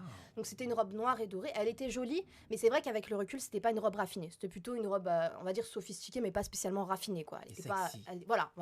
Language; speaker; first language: French; native; French